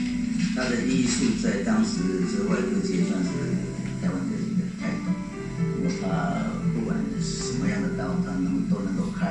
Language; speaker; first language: Chinese; native; Chinese